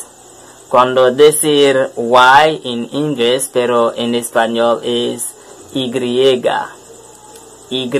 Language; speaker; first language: Spanish; non-native, learner; French